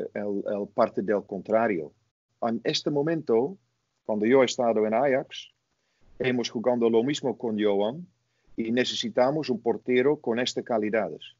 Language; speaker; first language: Spanish; non-native, fluent; Dutch